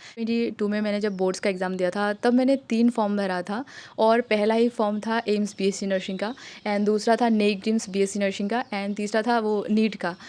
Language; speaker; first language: Hindi; non-native, local second language; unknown